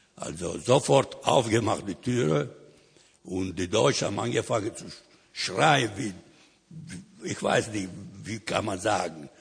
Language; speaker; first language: German; non-native, learner; Ladino